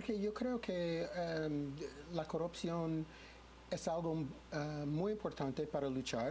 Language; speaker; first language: Spanish; non-native, fluent; English